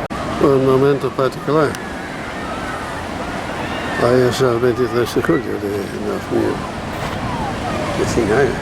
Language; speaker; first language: Spanish; non-native, fluent; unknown